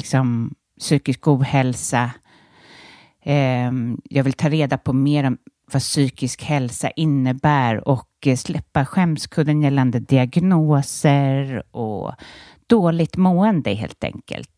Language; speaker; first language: Swedish; native; Swedish